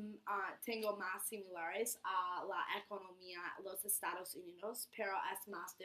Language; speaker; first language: Spanish; non-native, learner; English